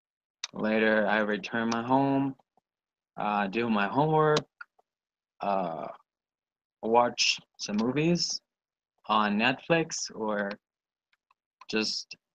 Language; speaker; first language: English; non-native, learner; Spanish